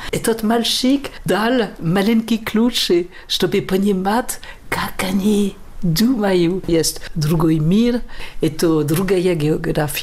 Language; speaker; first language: Russian; non-native, learner; French